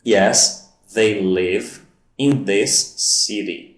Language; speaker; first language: English; non-native, fluent; Portuguese